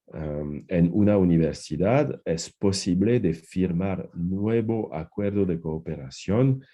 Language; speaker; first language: Spanish; non-native, fluent; French